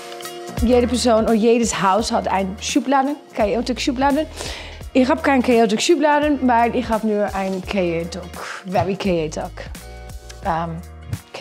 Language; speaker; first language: German; non-native, fluent; Dutch